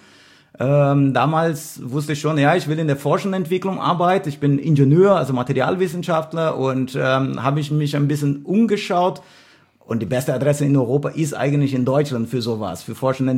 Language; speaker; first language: German; non-native, fluent; Portuguese